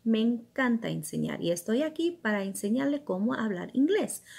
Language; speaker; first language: Spanish; early bilingual, heritage; Spanish